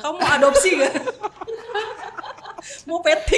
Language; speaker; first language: Indonesian; native; Indonesian